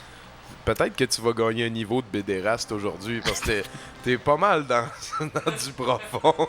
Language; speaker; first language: French; native; French